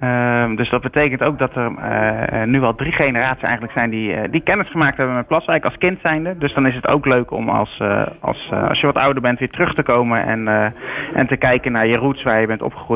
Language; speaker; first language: Dutch; native; Dutch